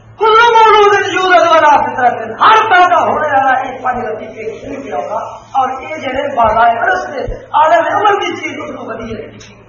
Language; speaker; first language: Urdu; non-native, local second language; Punjabi